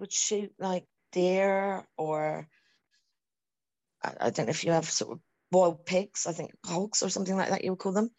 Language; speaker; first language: English; native; English